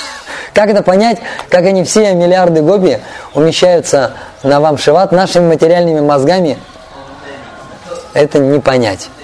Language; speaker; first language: Russian; native; Russian